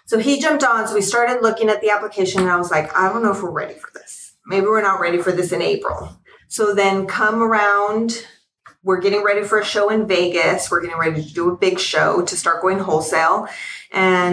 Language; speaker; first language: English; early bilingual, other home language; Spanish